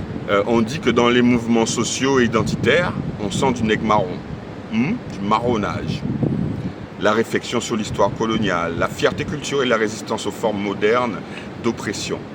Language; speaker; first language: French; native; French